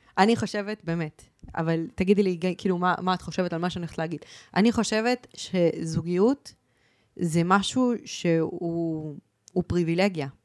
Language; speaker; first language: Hebrew; early bilingual, other home language; Spanish